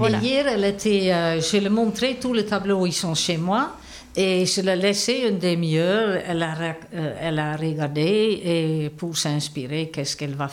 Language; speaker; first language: French; non-native, fluent; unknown